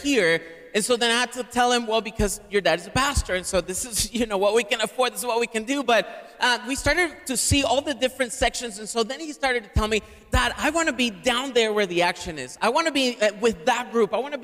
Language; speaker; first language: English; non-native, fluent; Spanish